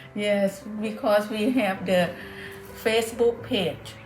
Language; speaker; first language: English; non-native, learner; Thai